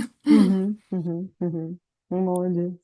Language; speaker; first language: Ukrainian; non-native, fluent; Bulgarian